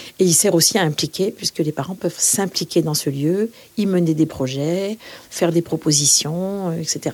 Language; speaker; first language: French; native; French